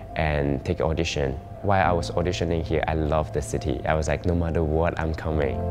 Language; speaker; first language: English; non-native, fluent; Chinese